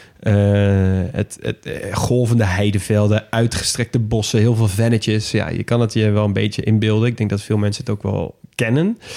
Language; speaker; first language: Dutch; native; Dutch